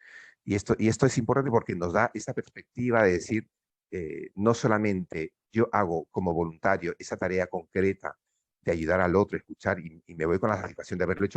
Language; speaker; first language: Spanish; native; Spanish